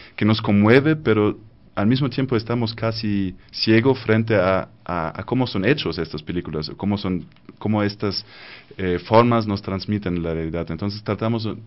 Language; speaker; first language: Spanish; non-native, fluent; German